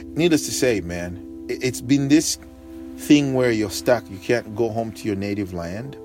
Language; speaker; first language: English; non-native, local second language; Bemba